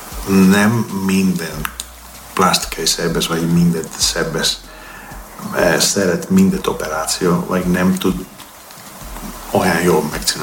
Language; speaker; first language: Hungarian; non-native, learner; Greek